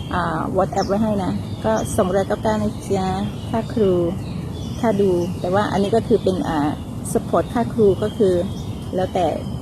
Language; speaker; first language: Thai; non-native, local second language; Northern Khmer